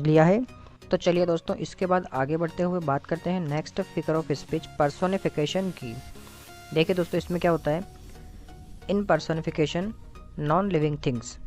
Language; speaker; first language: Hindi; native; Hindi